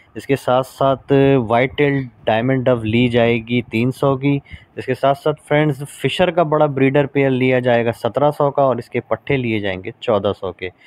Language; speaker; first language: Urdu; native; Urdu